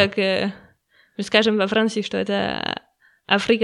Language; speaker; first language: Russian; non-native, learner; French